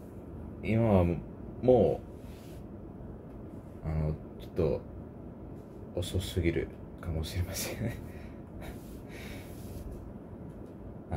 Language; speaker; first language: Japanese; non-native, learner; English